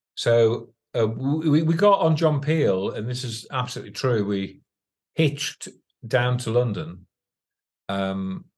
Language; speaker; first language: English; native; English